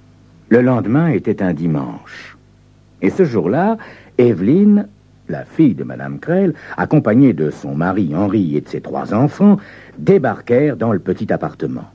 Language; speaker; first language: French; native; French